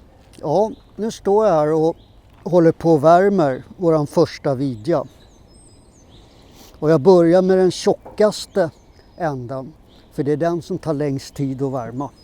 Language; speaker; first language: Swedish; native; Swedish